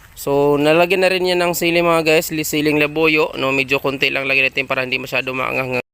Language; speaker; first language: Filipino; non-native, local second language; Cebuano